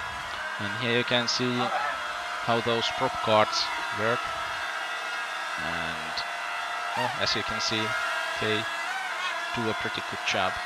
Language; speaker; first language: English; non-native, fluent; Finnish